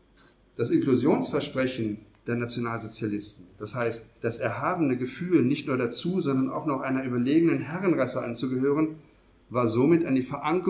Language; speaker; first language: German; native; German